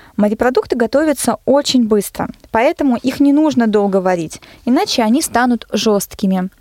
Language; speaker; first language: Russian; native; Russian